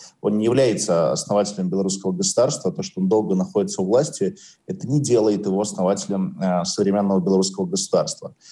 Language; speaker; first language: Russian; native; Russian